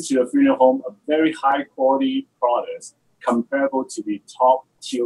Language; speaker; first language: English; non-native, local second language; Cantonese